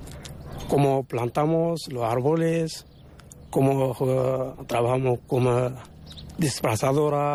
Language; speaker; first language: Spanish; non-native, local second language; Arabic